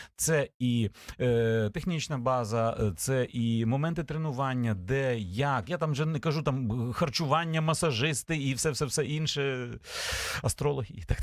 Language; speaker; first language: Ukrainian; native; Ukrainian